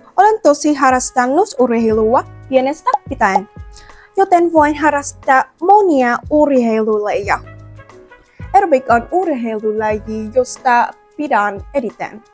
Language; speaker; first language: Finnish; non-native, learner; Vietnamese